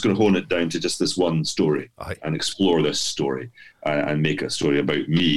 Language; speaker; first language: English; native; English